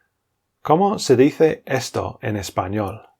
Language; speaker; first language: Spanish; non-native, fluent; English